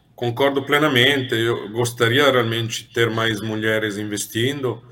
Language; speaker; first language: Portuguese; non-native, fluent; Italian